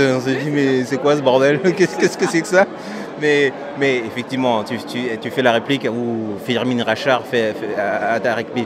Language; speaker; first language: French; native; French